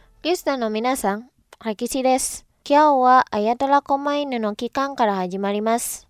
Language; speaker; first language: Japanese; non-native, fluent; Indonesian